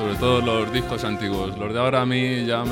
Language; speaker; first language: Spanish; native; Spanish